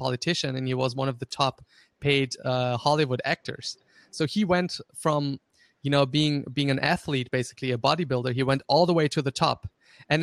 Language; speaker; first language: English; non-native, fluent; German